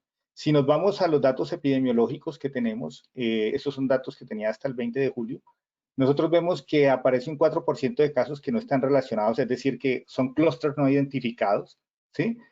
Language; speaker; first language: Spanish; native; Spanish